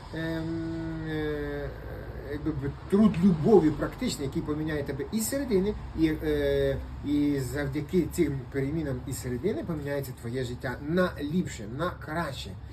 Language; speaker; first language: Ukrainian; non-native, local second language; Russian